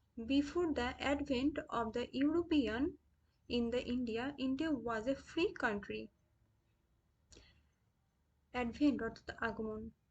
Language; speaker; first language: English; non-native, local second language; Bangla